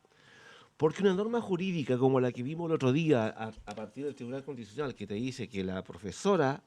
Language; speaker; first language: Spanish; native; Spanish